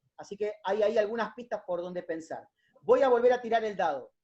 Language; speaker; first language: Spanish; native; Spanish